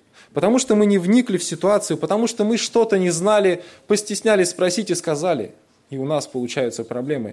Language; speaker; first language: Russian; native; Russian